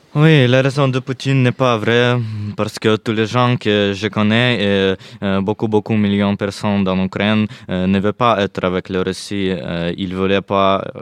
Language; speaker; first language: French; non-native, learner; Ukrainian